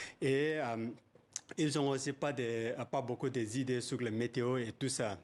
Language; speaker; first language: French; non-native, fluent; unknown